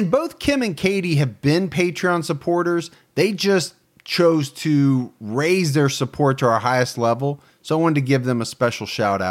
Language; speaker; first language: English; native; English